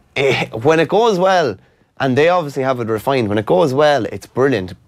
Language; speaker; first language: English; native; English